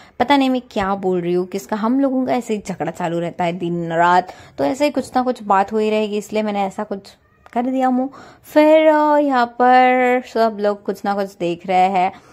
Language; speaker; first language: Hindi; non-native, local second language; Marathi